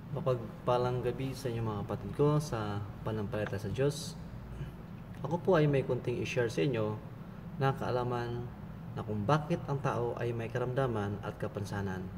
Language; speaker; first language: Filipino; non-native, local second language; Cebuano